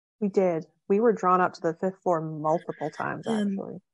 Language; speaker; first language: English; native; English